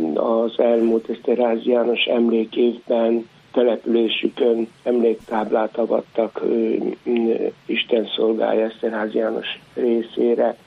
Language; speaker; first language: Hungarian; native; Hungarian